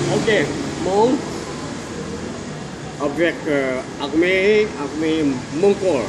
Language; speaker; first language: French; non-native, learner; Vietnamese